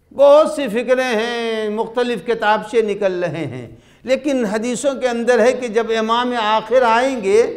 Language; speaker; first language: Urdu; native; Urdu